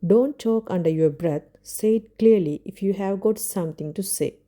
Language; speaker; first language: English; non-native, local second language; Tamil